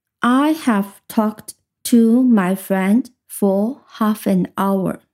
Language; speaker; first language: English; non-native, fluent; Chinese